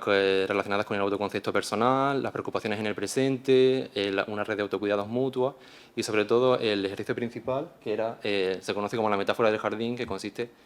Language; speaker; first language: Spanish; native; Spanish